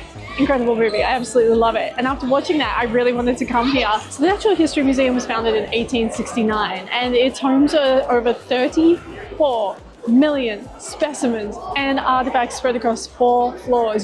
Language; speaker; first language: English; native; English